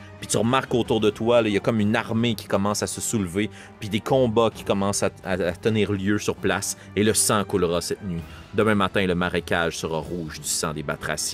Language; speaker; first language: French; native; French